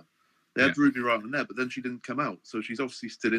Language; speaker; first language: English; native; English